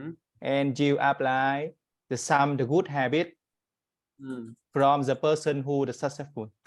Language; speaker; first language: English; non-native, learner; Vietnamese